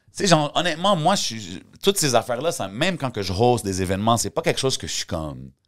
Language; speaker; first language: French; early bilingual, heritage; French